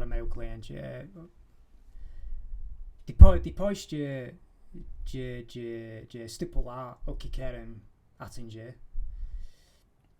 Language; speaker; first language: Portuguese; non-native, fluent; English